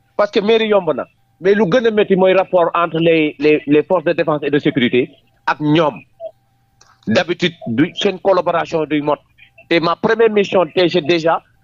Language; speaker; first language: Wolof; non-native, local second language; Jola-Fonyi